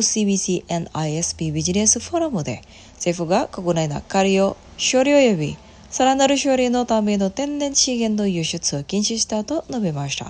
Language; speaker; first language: Japanese; non-native, fluent; Indonesian